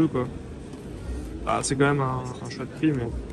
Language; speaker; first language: French; native; French